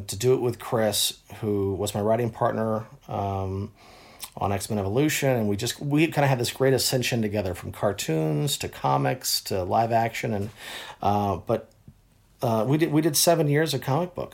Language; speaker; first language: English; native; English